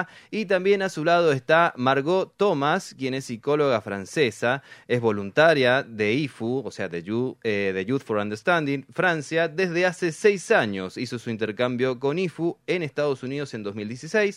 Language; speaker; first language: Spanish; native; Spanish